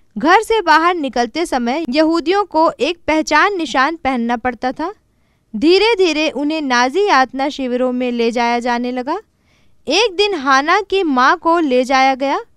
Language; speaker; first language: Hindi; native; Hindi